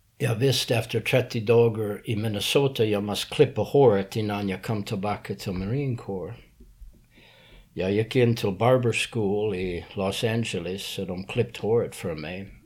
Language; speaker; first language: Swedish; non-native, learner; English